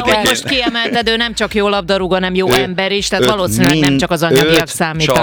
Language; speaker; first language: Hungarian; native; Hungarian